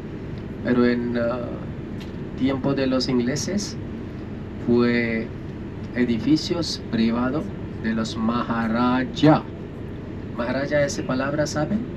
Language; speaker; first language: Spanish; non-native, fluent; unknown